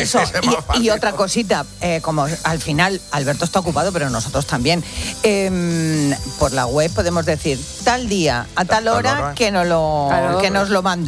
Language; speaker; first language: Spanish; native; Spanish